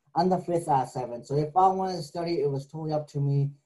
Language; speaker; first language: English; native; English